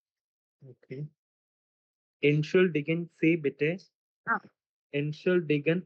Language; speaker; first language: German; non-native, learner; Malayalam